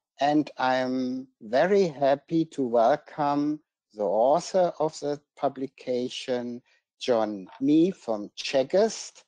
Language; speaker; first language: English; non-native, fluent; German